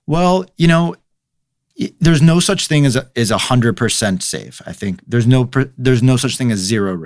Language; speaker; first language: English; native; English